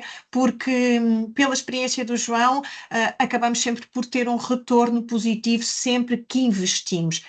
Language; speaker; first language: Portuguese; native; Portuguese